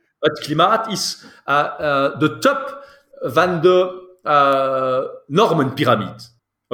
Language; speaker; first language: Dutch; non-native, local second language; French